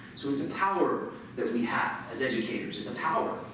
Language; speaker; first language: English; early bilingual, other home language; Spanish